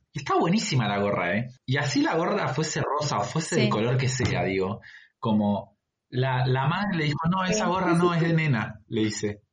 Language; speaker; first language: Spanish; native; Spanish